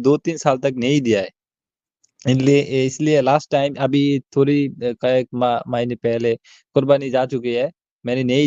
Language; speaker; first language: Hindi; non-native, learner; Bangla